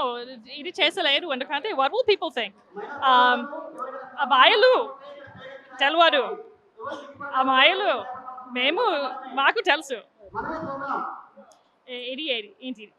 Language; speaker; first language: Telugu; non-native, learner; English